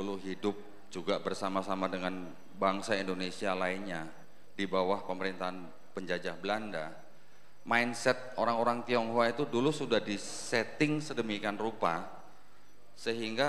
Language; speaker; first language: Indonesian; native; Indonesian